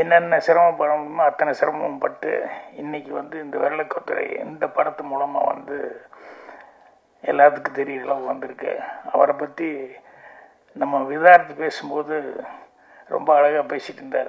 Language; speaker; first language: Tamil; native; Tamil